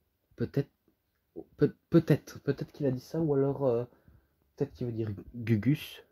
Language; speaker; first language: French; native; French